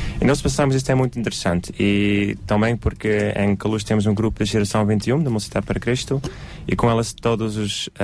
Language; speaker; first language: Portuguese; non-native, learner; Dutch